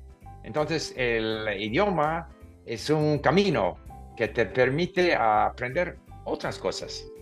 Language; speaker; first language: Spanish; non-native, fluent; English